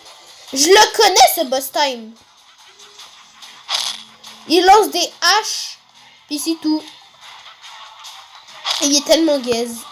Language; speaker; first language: French; native; French